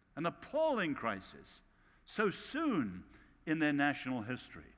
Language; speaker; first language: English; native; English